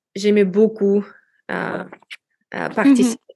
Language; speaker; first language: French; non-native, learner; Russian